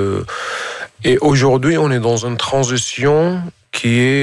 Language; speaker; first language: French; non-native, fluent; Arabic